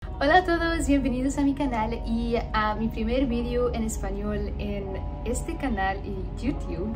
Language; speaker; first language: Spanish; non-native, learner; Arabic